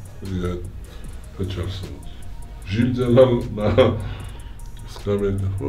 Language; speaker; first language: Russian; non-native, fluent; Georgian